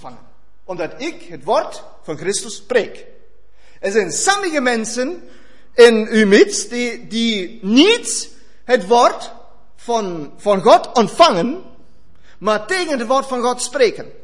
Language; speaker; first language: Dutch; non-native, fluent; German